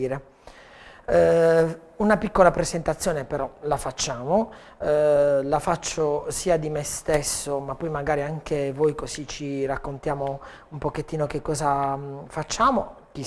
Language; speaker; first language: Italian; native; Italian